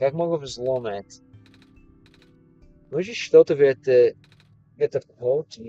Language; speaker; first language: Russian; non-native, learner; English